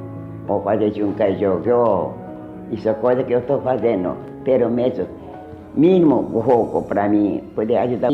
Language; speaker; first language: Portuguese; early bilingual, heritage; Japanese